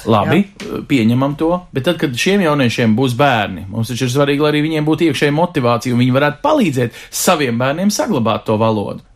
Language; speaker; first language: Latvian; native; Latvian